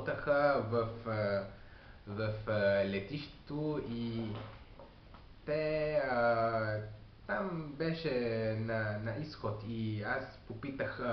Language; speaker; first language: Bulgarian; non-native, learner; French